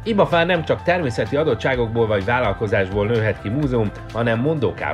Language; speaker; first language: Hungarian; native; Hungarian